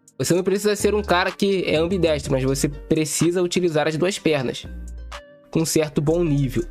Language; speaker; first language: Portuguese; native; Portuguese